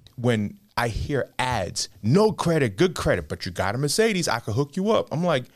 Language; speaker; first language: English; native; English